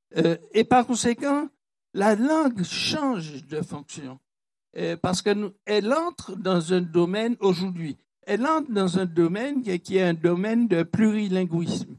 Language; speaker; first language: French; non-native, local second language; Guadeloupean Creole French